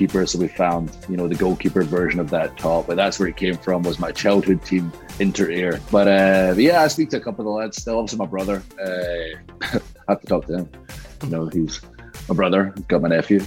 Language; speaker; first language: English; native; English